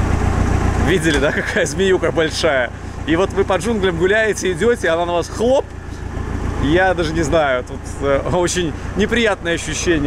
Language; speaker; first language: Russian; native; Russian